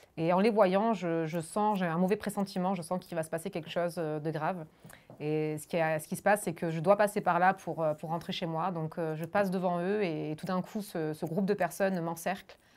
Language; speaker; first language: French; early bilingual, other home language; German